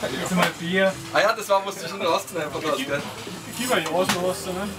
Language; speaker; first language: German; native; German